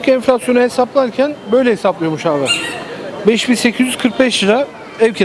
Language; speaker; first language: Turkish; native; Turkish